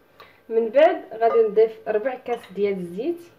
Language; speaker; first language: Arabic; native; Arabic